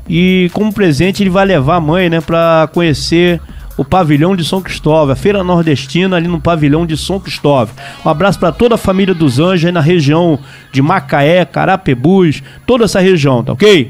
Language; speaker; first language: Portuguese; native; Portuguese